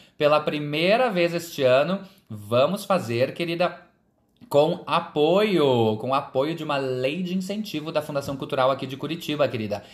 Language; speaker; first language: Portuguese; native; Portuguese